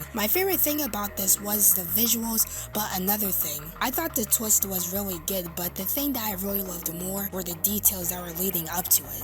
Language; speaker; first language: English; native; English